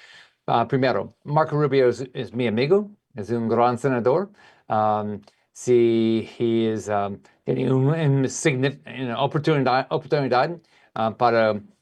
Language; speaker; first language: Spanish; non-native, learner; English